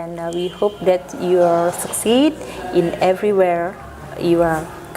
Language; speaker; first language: English; non-native, fluent; Indonesian